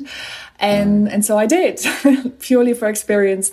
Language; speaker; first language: English; non-native, fluent; Polish